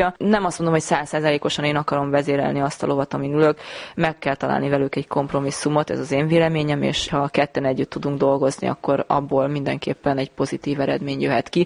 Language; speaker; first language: Hungarian; native; Hungarian